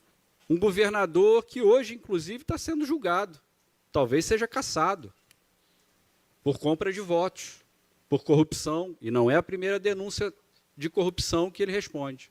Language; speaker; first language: Portuguese; native; Portuguese